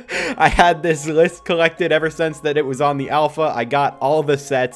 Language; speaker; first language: English; native; English